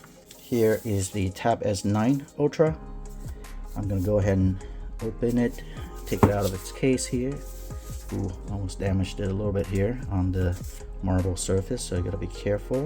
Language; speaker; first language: English; native; English